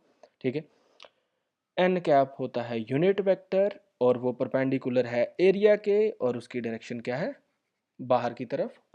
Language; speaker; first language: Hindi; native; Hindi